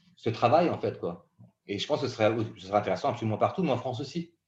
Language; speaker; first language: French; native; French